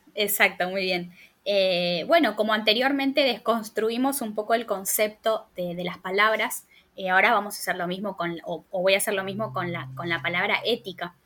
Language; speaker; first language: Spanish; native; Spanish